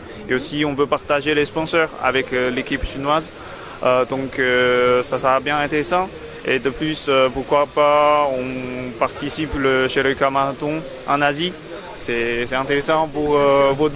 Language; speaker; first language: French; non-native, fluent; Chinese